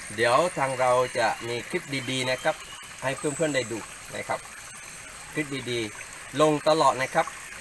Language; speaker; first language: Thai; non-native, local second language; Pattani Malay